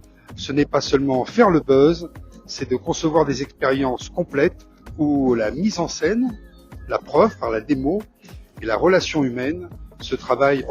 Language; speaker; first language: French; native; French